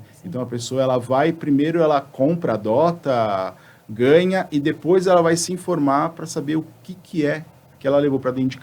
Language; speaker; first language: Portuguese; native; Portuguese